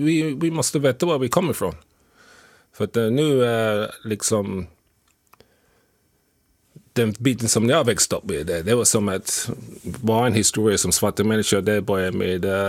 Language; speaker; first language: Swedish; non-native, fluent; English